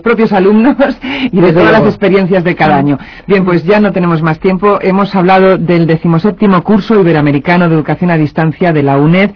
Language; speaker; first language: Spanish; native; Spanish